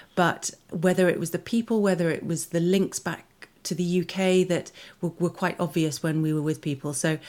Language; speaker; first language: English; native; English